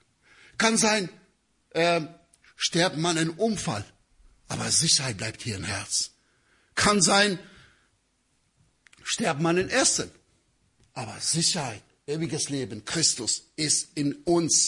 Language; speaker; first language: German; non-native, learner; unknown